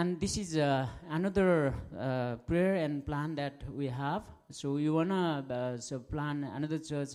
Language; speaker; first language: English; non-native, local second language; Nepali